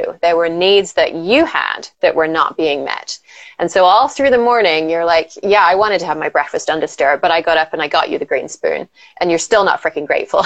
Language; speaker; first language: English; native; English